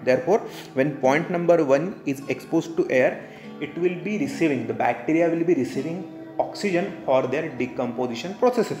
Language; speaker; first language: English; non-native, local second language; Hindi